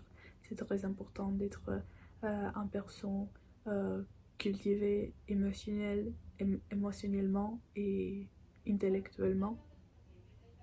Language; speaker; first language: French; non-native, learner; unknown